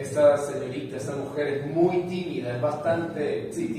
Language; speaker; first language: Spanish; native; Spanish